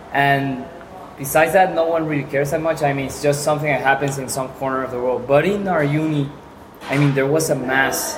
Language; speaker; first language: English; non-native, fluent; Spanish